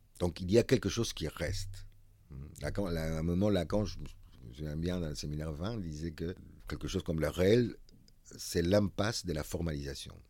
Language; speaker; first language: French; non-native, fluent; Spanish